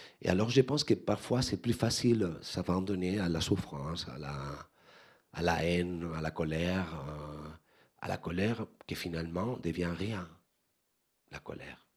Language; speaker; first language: French; non-native, learner; Spanish